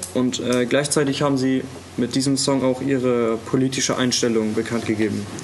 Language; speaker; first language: German; native; German